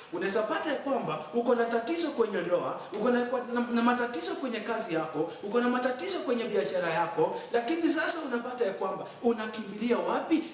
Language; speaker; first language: Swahili; native; Swahili